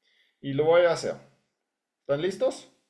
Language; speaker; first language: Spanish; non-native, fluent; English